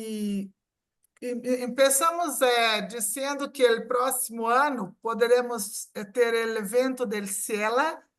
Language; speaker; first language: Portuguese; non-native, fluent; Spanish